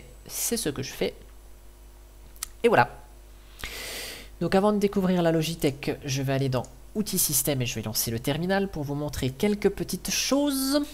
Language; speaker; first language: French; native; French